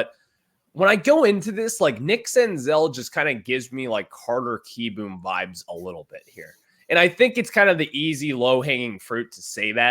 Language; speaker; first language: English; native; English